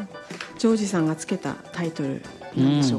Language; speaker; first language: Japanese; native; Japanese